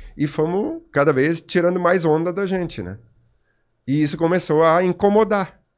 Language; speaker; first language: Portuguese; non-native, local second language; German